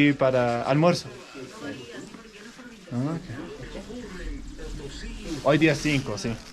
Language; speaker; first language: Spanish; non-native, learner; Danish